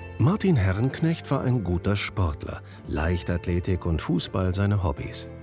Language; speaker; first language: German; native; German